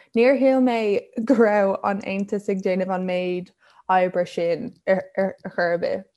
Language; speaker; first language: Irish; non-native, local second language; English